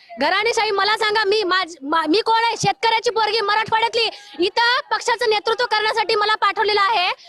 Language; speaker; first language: Marathi; native; Marathi